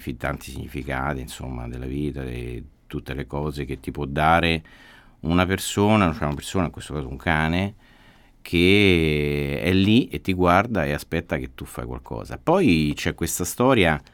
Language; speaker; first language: Italian; native; Italian